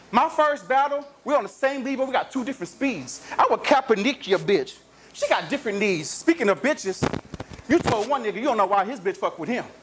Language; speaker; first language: English; native; English